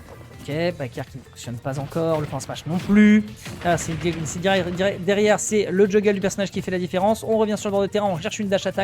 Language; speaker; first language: French; native; French